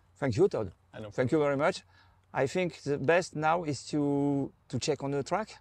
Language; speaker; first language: English; non-native, learner; French